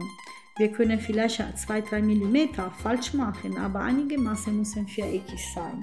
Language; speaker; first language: German; non-native, fluent; Italian